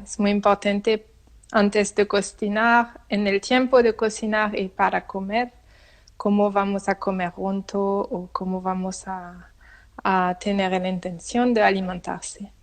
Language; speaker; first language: Spanish; non-native, learner; French